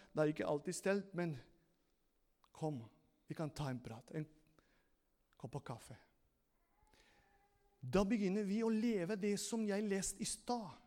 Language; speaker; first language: Norwegian; non-native, fluent; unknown